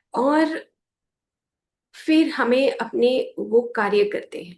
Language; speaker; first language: Hindi; native; Hindi